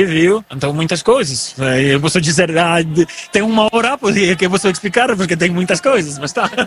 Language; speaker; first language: Portuguese; non-native, fluent; French